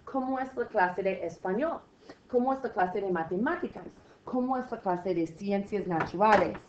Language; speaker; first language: Spanish; non-native, fluent; English